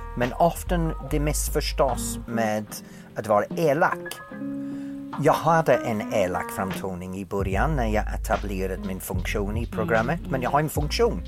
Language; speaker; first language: Swedish; non-native, fluent; English